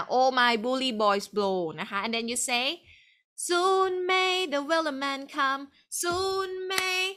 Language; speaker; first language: English; non-native, fluent; Thai